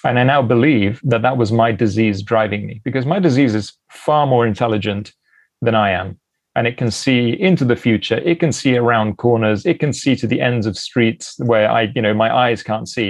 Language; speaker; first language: English; native; English